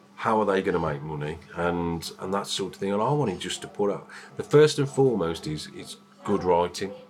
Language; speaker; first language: English; native; English